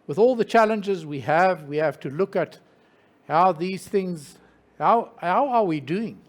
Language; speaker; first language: English; non-native, local second language; Afrikaans